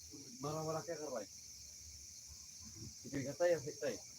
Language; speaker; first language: Hindi; non-native, local second language; Khasi